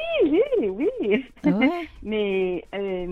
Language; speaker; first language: French; non-native, local second language; Morisyen